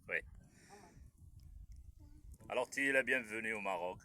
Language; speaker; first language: French; non-native, local second language; Arabic